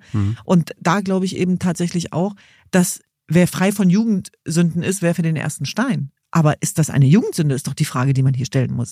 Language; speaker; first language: German; early bilingual, other home language; Kurdish